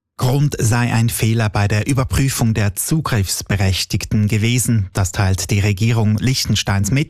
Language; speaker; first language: German; native; German